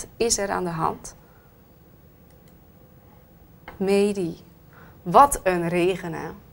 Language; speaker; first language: Dutch; native; Dutch